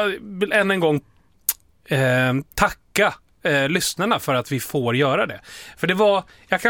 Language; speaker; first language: Swedish; native; Swedish